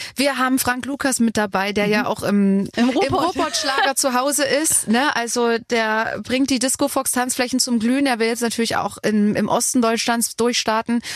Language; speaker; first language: German; native; German